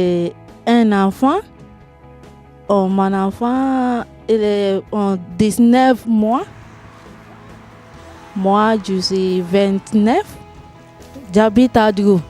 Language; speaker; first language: French; non-native, learner; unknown